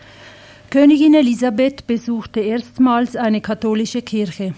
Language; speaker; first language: German; native; German